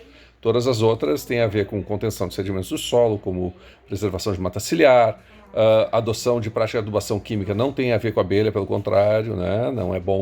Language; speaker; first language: Portuguese; native; Portuguese